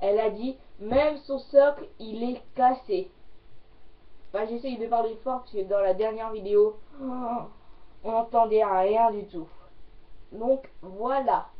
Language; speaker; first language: French; native; French